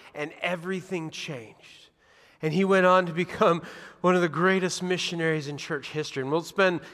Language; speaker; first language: English; native; English